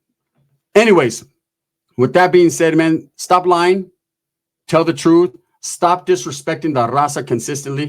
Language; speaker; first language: English; native; English